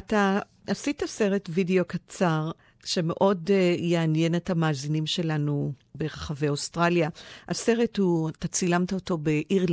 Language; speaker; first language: Hebrew; native; Hebrew